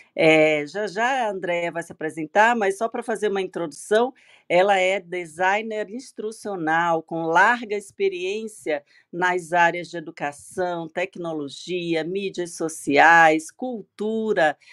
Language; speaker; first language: Portuguese; native; Portuguese